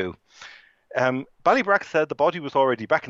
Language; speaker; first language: English; native; English